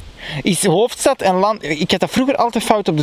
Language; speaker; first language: Dutch; native; Dutch